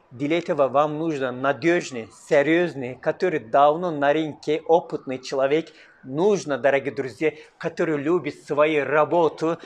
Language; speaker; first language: Russian; non-native, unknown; Turkish